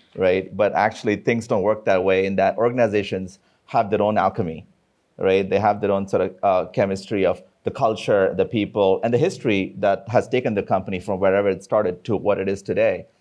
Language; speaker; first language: English; non-native, local second language; Tamil